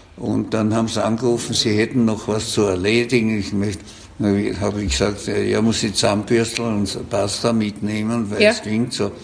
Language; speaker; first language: German; native; German